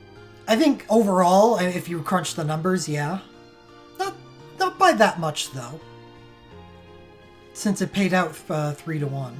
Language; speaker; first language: English; native; English